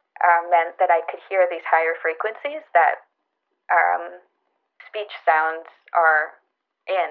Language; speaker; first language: English; native; English